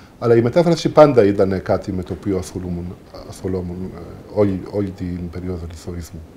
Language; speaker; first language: Greek; early bilingual, heritage; Greek